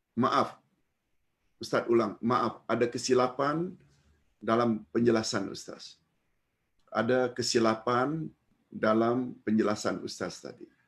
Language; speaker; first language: Malay; native; Malay